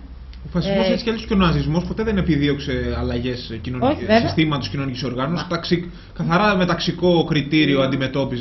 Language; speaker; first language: Greek; native; Greek